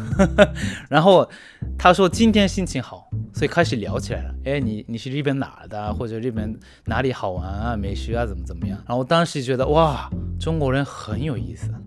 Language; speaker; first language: Chinese; non-native, fluent; Japanese